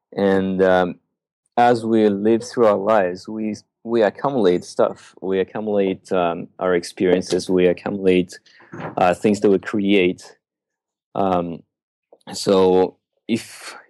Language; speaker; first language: English; early bilingual, other home language; Russian